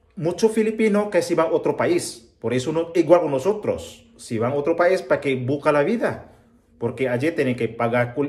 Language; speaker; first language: Spanish; non-native, learner; Filipino